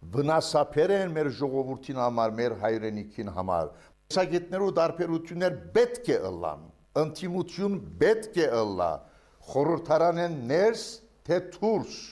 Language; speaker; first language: Armenian; early bilingual, heritage; Armenian